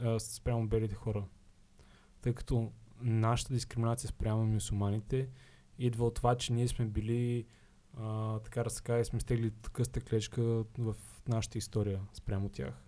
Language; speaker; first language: Bulgarian; native; Bulgarian